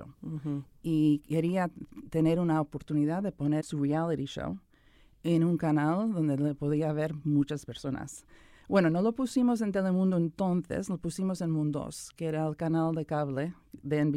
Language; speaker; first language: Spanish; early bilingual, heritage; Spanish